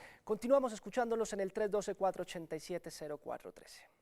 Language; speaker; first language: Spanish; native; Spanish